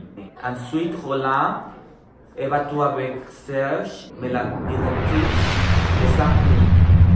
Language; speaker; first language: French; non-native, learner; Spanish